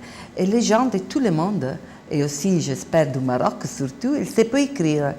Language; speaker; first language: French; non-native, learner; Italian